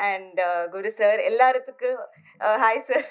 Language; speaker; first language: Tamil; non-native, learner; Telugu